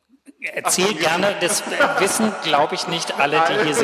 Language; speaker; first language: German; native; German